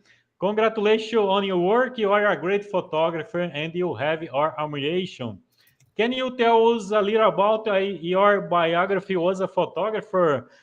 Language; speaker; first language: English; non-native, fluent; Portuguese